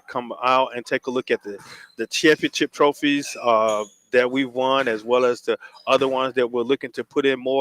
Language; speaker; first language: English; native; English